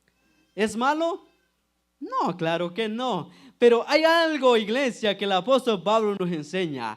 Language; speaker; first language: Spanish; native; Spanish